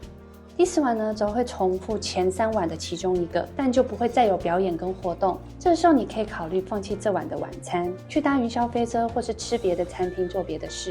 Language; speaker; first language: Chinese; native; Chinese